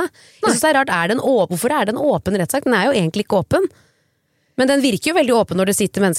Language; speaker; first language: Norwegian; native; Norwegian